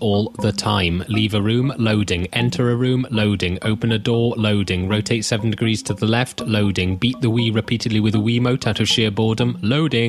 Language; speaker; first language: English; native; English